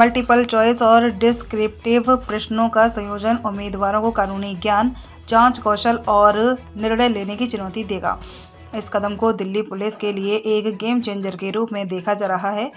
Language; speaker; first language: Hindi; native; Hindi